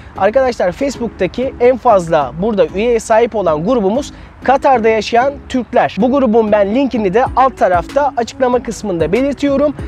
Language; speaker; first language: Turkish; native; Turkish